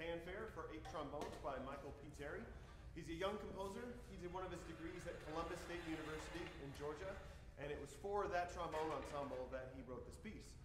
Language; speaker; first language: English; native; English